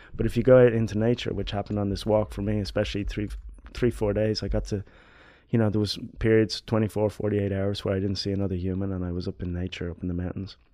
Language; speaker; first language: English; native; English